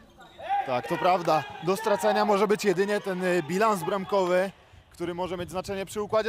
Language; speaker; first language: Polish; native; Polish